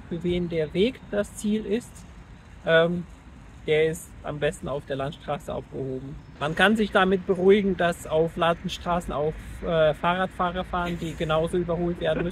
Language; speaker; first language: German; native; German